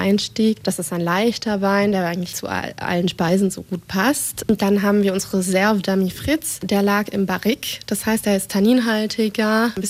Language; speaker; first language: German; native; German